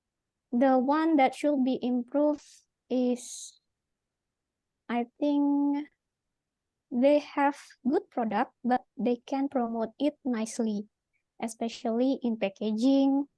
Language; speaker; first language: English; non-native, learner; Indonesian